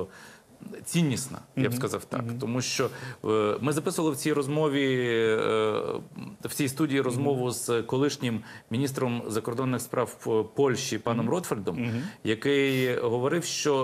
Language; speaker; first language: Ukrainian; native; Ukrainian